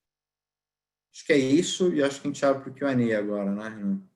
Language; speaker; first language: Portuguese; native; Portuguese